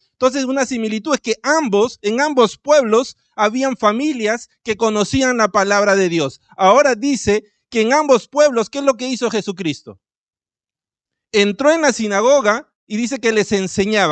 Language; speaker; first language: Spanish; native; Spanish